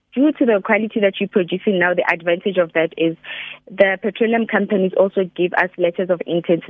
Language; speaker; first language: English; non-native, local second language; Northern Sotho